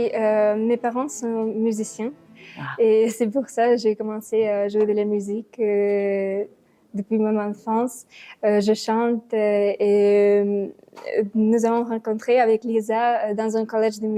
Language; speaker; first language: French; non-native, learner; Ukrainian